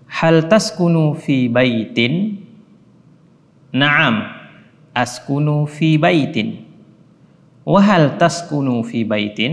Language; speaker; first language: Arabic; non-native, fluent; Indonesian